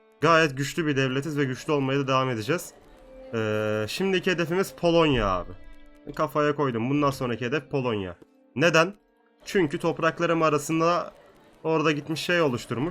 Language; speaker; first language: Turkish; native; Turkish